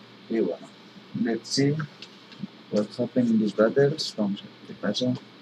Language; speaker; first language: English; non-native, learner; Spanish